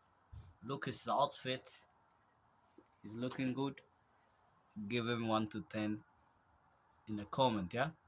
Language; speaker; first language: English; non-native, local second language; Amharic